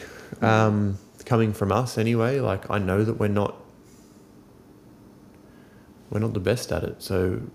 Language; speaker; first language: English; native; English